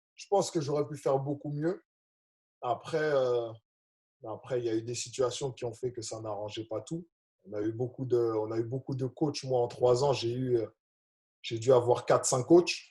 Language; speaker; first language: French; native; French